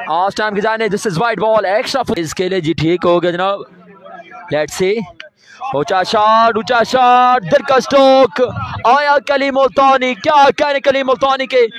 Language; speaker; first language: Urdu; non-native, local second language; Punjabi